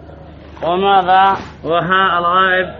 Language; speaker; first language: Arabic; native; Arabic